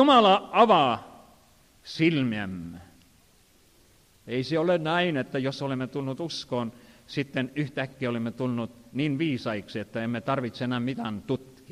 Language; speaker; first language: Finnish; non-native, fluent; Estonian